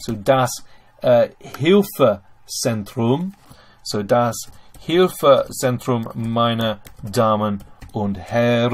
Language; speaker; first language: German; non-native, fluent; English